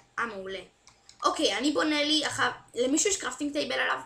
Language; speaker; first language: Hebrew; native; Hebrew